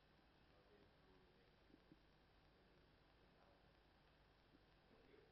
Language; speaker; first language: English; non-native, fluent; Indonesian